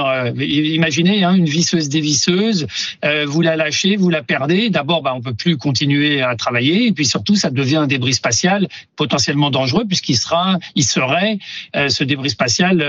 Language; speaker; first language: French; native; French